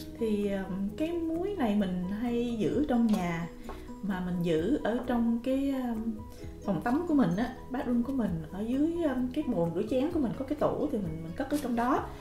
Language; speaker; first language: Vietnamese; early bilingual, heritage; Vietnamese